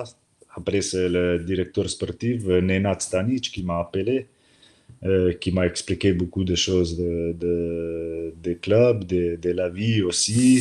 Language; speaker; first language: French; non-native, learner; Slovenian